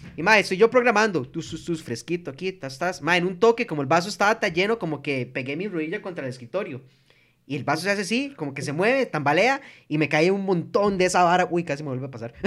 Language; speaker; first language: Spanish; native; Spanish